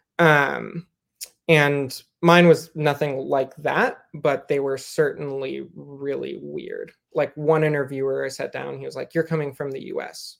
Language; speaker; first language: English; native; English